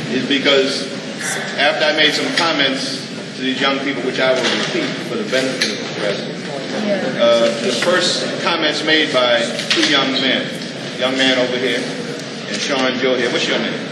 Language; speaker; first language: English; native; English